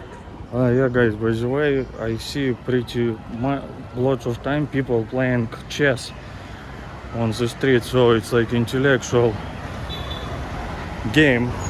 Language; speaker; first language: English; non-native, fluent; Russian